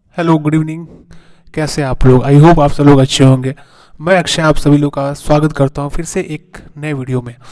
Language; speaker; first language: Hindi; native; Hindi